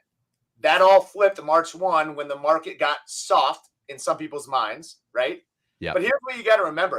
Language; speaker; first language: English; native; English